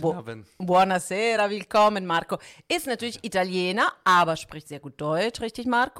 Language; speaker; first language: German; non-native, fluent; Italian